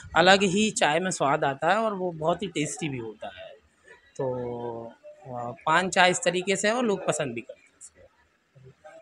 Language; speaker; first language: Hindi; native; Hindi